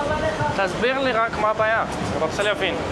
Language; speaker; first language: Hebrew; non-native, fluent; Portuguese